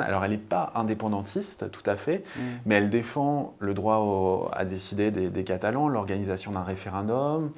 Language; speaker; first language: French; native; French